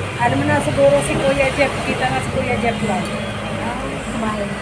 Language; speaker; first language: Filipino; non-native, learner; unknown